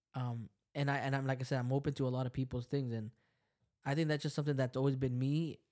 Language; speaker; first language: English; early bilingual, other home language; Spanish